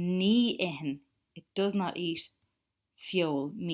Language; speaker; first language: Irish; non-native, local second language; English